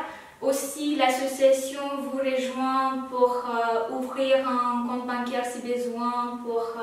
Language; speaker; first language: French; non-native, fluent; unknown